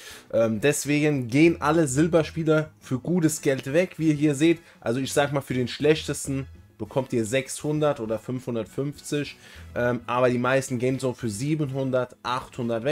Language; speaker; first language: German; native; German